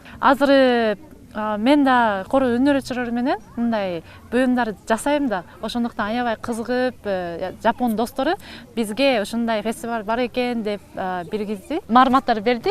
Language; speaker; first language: Kyrgyz; non-native, learner; Japanese